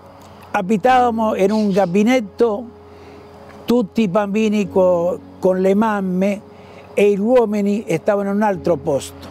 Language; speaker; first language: Italian; early bilingual, heritage; Italian